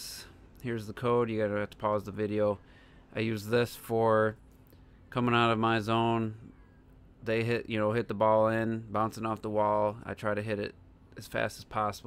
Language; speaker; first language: English; native; English